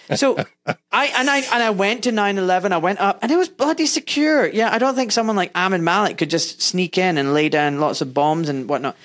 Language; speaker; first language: English; native; English